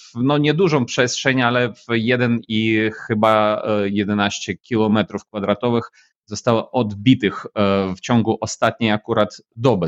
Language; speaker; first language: Polish; non-native, fluent; Ukrainian